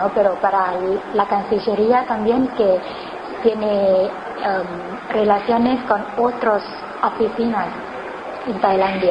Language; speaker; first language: Spanish; non-native, learner; Thai